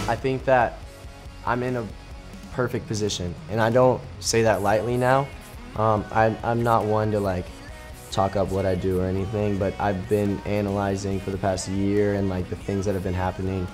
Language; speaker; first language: English; native; English